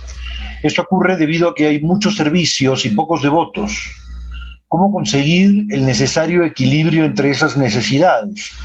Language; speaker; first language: Spanish; native; Spanish